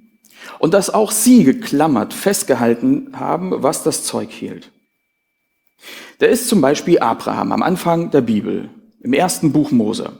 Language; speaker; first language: German; native; German